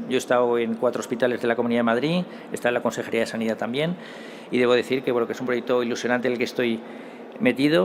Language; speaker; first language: Spanish; native; Spanish